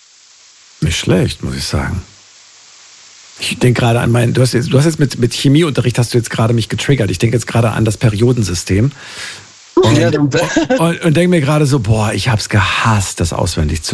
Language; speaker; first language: German; native; German